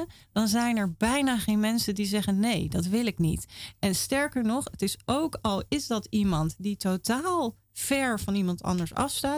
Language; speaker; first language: Dutch; native; Dutch